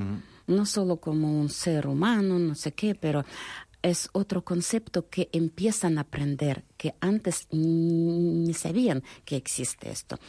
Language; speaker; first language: Spanish; non-native, fluent; Russian